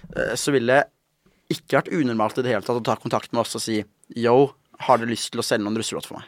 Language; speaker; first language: Norwegian; native; Norwegian